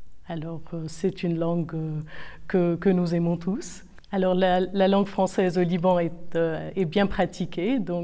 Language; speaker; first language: French; non-native, local second language; Arabic